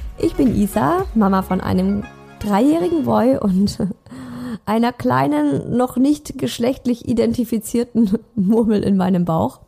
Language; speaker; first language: German; native; German